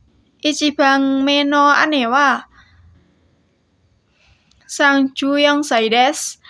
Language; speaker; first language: Japanese; non-native, learner; Indonesian